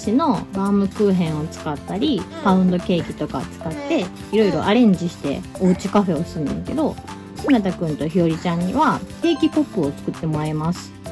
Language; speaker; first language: Japanese; native; Japanese